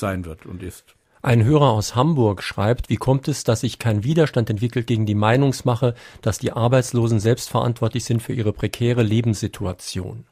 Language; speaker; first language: German; native; German